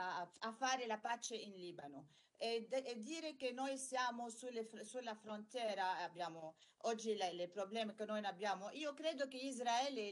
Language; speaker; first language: Italian; non-native, learner; Arabic